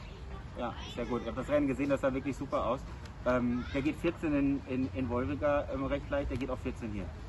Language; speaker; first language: German; native; German